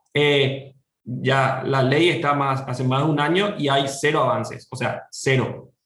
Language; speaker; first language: Spanish; native; Spanish